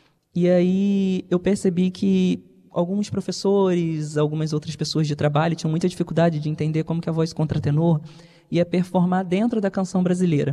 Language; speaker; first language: Portuguese; native; Portuguese